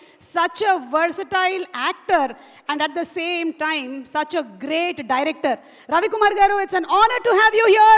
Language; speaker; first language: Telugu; native; Telugu